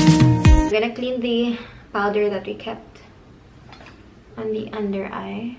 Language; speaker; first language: English; non-native, local second language; Filipino